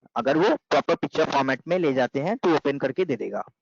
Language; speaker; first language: Hindi; non-native, local second language; Bangla